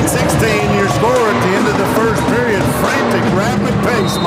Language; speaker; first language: English; native; English